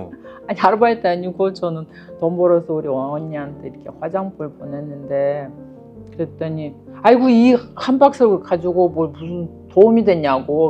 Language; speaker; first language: Korean; non-native, fluent; Kyrgyz